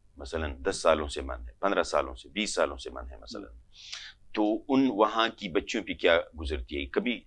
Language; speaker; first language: Urdu; non-native, local second language; Pashto